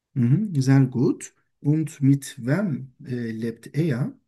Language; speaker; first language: German; non-native, learner; Turkish